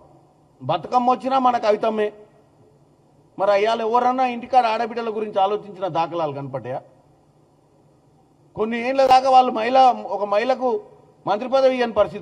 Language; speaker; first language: Telugu; native; Telugu